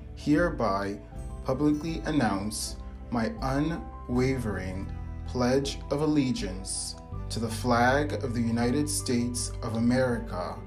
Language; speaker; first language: English; native; English